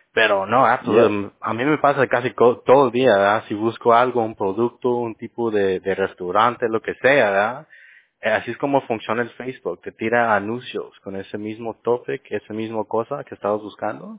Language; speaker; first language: Spanish; early bilingual, heritage; Spanish